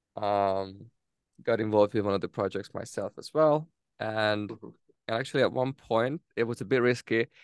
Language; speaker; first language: English; non-native, fluent; Hungarian